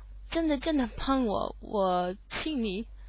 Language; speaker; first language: Chinese; non-native, learner; English